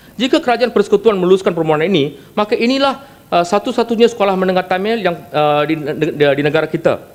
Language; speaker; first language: Malay; non-native, local second language; Tamil